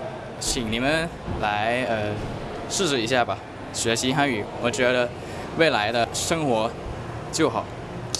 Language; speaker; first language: Chinese; non-native, learner; Thai